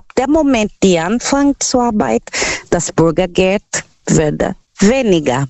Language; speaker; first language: German; non-native, learner; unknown